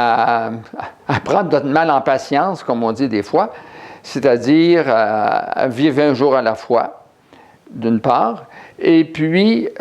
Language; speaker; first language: French; native; French